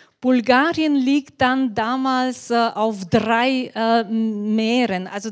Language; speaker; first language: German; non-native, fluent; Bulgarian